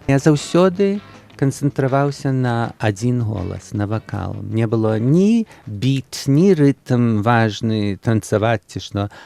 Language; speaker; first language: Belarusian; early bilingual, heritage; Belarusian